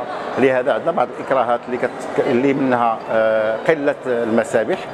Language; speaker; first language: Arabic; native; Arabic